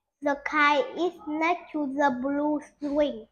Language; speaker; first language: English; non-native, learner; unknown